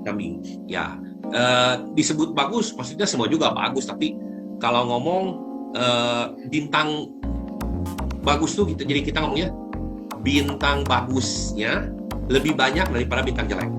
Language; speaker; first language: Indonesian; native; Indonesian